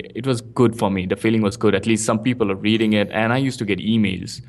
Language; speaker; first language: English; non-native, local second language; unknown